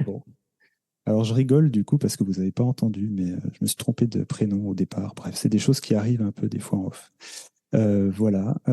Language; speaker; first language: French; native; French